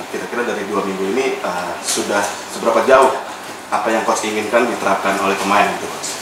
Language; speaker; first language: Indonesian; native; Indonesian